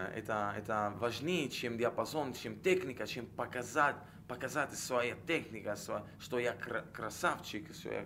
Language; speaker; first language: Russian; non-native, learner; Italian